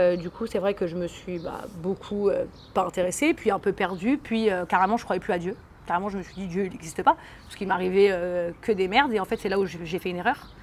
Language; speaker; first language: French; early bilingual, other home language; English